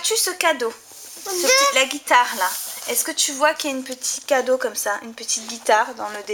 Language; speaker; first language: French; native; French